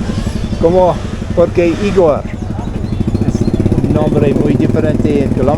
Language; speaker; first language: Spanish; non-native, learner; English